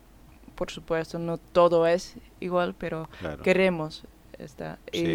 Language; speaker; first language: Spanish; non-native, learner; Dutch